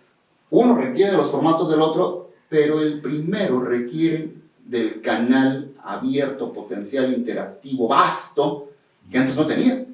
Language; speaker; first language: Spanish; native; Spanish